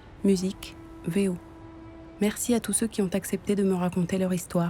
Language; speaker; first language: French; native; French